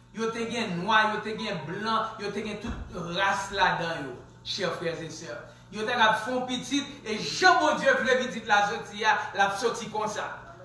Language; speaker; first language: French; non-native, local second language; Haitian Creole